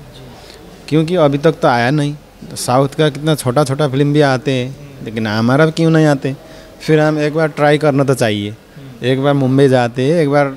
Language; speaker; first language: Hindi; non-native, learner; Nepali